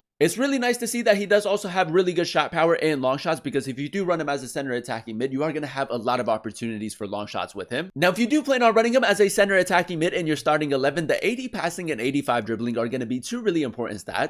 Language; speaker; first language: English; native; English